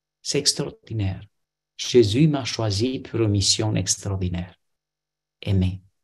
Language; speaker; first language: French; non-native, fluent; Romanian